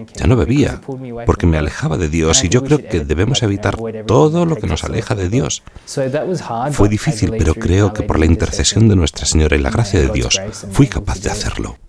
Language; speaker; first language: Spanish; non-native, fluent; English